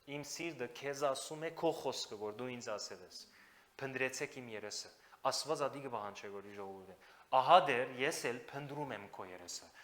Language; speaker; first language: Armenian; native; Armenian